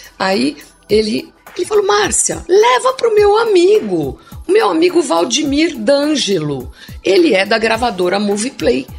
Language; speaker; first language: Portuguese; non-native, local second language; English